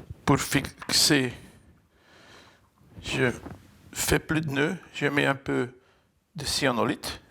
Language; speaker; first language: French; non-native, fluent; Dutch